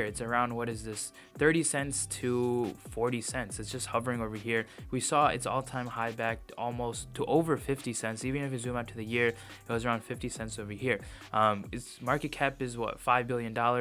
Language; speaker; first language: English; native; English